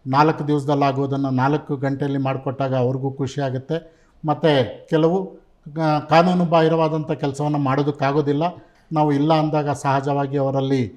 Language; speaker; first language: Kannada; non-native, local second language; Urdu